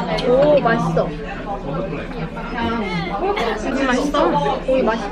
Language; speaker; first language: Korean; non-native, fluent; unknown